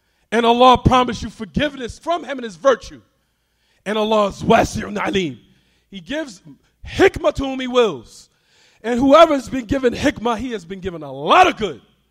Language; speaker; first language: English; native; English